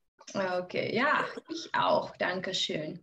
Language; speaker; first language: German; non-native, fluent; Albanian